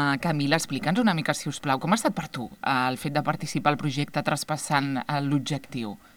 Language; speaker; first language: Catalan; native; Catalan